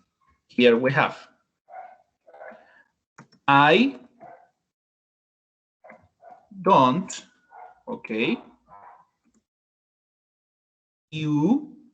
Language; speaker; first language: English; non-native, learner; Spanish